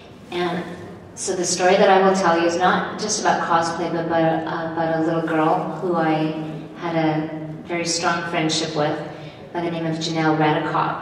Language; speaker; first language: English; native; English